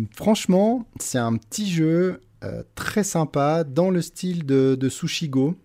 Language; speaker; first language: French; native; French